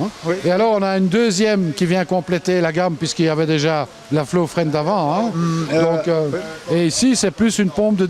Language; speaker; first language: French; native; French